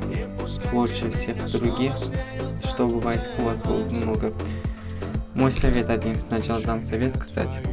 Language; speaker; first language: Russian; non-native, fluent; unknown